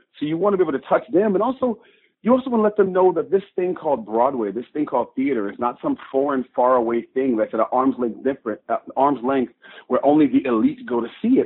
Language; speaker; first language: English; native; English